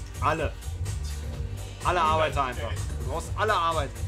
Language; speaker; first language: German; native; German